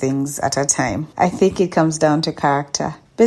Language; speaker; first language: English; non-native, local second language; Ganda